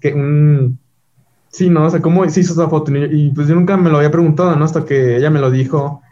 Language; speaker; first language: Spanish; native; Spanish